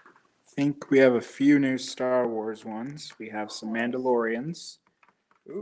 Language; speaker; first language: English; native; English